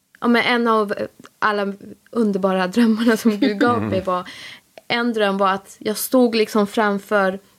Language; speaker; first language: Swedish; early bilingual, other home language; Spanish